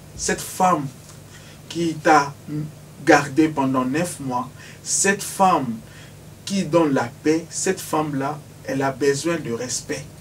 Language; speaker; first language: French; non-native, local second language; Lingala